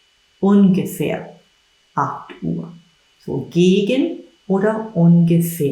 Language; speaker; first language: German; non-native, fluent; English